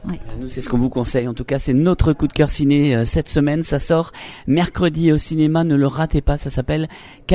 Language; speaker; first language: French; native; French